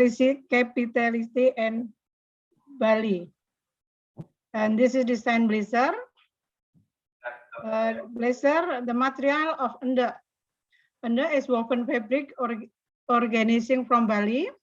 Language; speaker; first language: English; non-native, learner; Indonesian